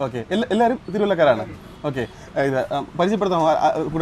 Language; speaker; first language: Malayalam; native; Malayalam